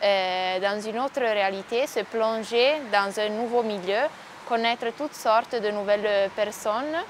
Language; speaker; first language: French; non-native, local second language; Italian